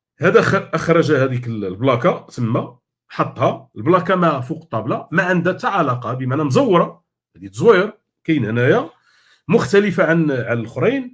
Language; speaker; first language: Arabic; native; Arabic